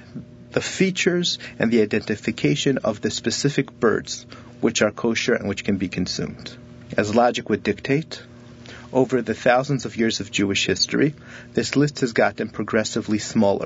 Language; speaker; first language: English; native; English